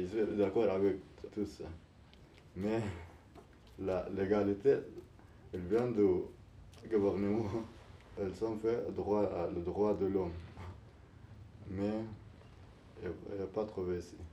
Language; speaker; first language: French; non-native, learner; Arabic